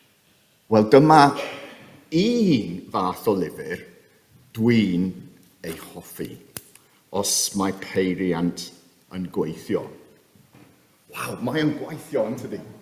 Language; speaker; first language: Welsh; non-native, fluent; English